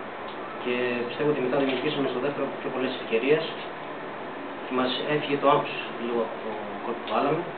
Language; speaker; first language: Greek; non-native, fluent; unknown